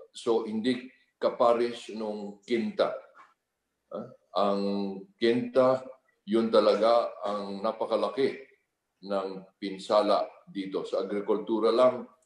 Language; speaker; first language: Filipino; native; Filipino